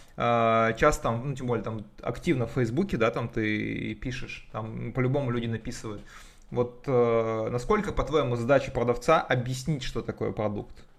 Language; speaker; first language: Russian; native; Russian